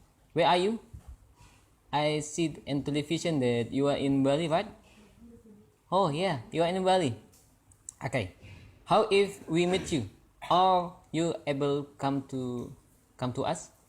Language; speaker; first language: English; non-native, learner; Indonesian